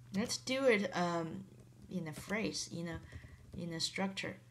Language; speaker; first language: English; non-native, fluent; Chinese